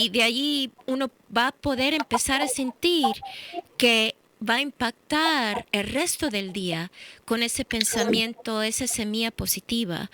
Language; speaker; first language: Spanish; early bilingual, heritage; English